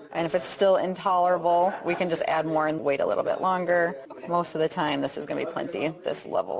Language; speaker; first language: English; native; English